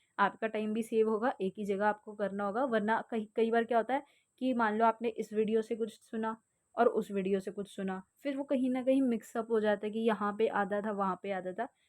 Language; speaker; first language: Hindi; native; Hindi